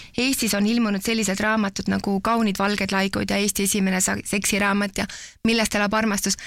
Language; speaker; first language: Estonian; native; Estonian